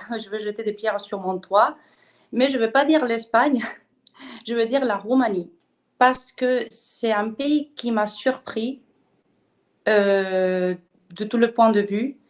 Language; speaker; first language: French; non-native, fluent; Spanish